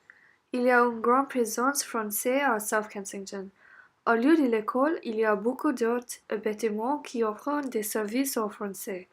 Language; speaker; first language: French; non-native, learner; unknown